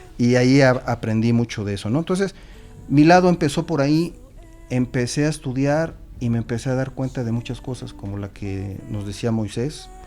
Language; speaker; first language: Spanish; native; Spanish